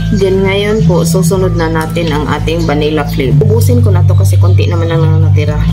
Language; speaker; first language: Filipino; non-native, local second language; Cebuano